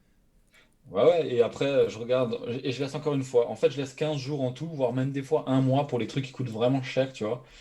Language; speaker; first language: French; native; French